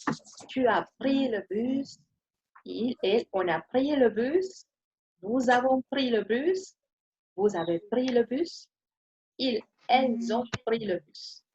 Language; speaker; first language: French; non-native, fluent; Spanish